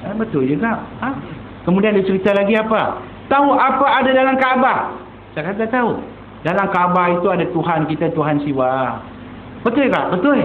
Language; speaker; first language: Malay; non-native, local second language; Tamil